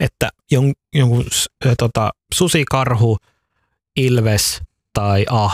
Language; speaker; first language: Finnish; early bilingual, other home language; Somali